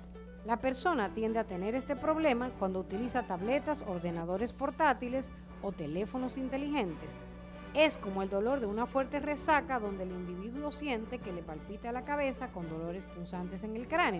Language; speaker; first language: Spanish; native; Spanish